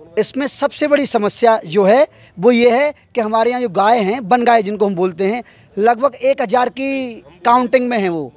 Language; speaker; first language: Hindi; native; Hindi